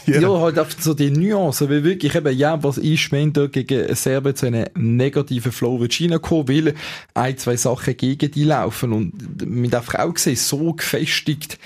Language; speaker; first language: German; native; German